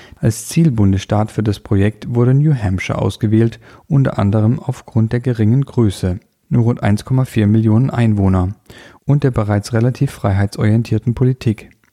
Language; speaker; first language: German; native; German